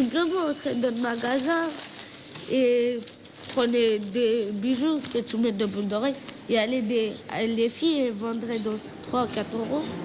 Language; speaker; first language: French; early bilingual, other home language; Romanian